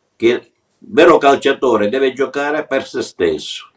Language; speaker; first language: Italian; native; Italian